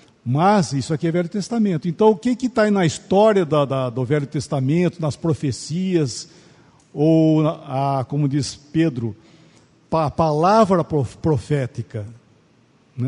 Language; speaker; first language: Portuguese; native; Portuguese